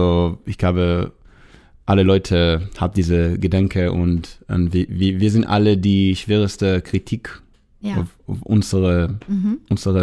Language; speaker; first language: German; non-native, learner; Hebrew